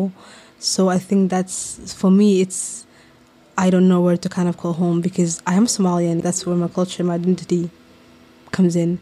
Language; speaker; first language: English; non-native, local second language; Somali